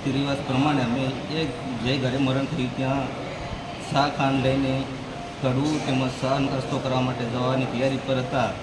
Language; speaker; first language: Gujarati; non-native, local second language; Bhili